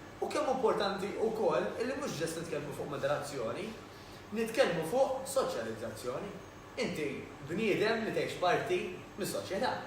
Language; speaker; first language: Maltese; native; Maltese